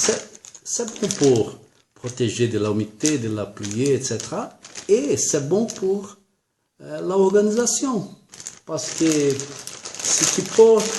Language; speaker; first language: French; non-native, learner; Portuguese